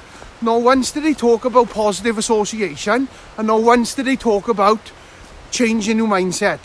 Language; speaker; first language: English; native; English